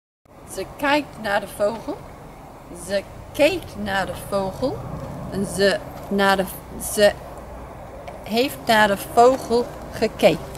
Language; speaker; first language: Dutch; non-native, learner; English